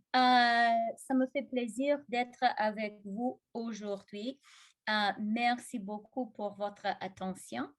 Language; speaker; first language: French; non-native, local second language; English